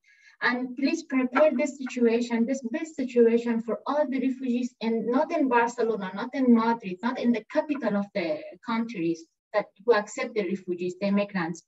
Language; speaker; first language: English; non-native, learner; Persian